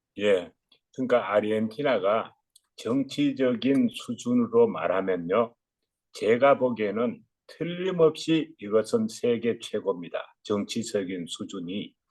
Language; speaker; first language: Korean; native; Korean